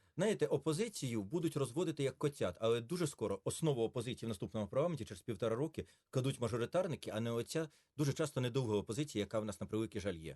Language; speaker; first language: Ukrainian; native; Ukrainian